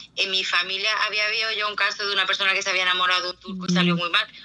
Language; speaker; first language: Spanish; native; Spanish